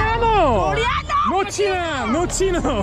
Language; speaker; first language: Spanish; non-native, learner; Korean